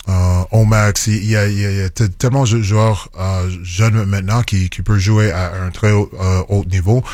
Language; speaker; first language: French; non-native, local second language; English